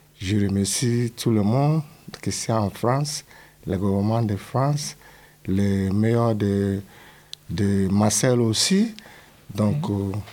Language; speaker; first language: French; non-native, learner; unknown